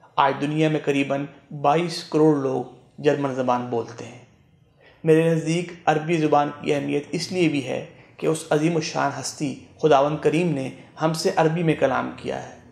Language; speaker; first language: Urdu; non-native, local second language; Punjabi